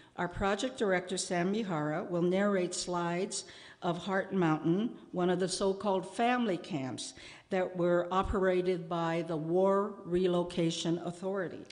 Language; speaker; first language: English; native; English